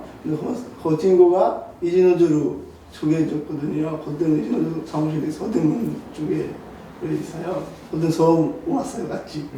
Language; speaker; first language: Korean; non-native, learner; Bangla